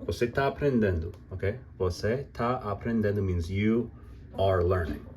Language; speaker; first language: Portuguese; non-native, fluent; English